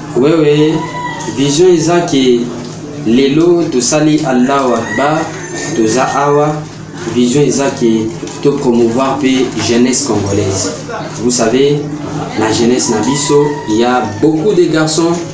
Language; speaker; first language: Lingala; native; Lingala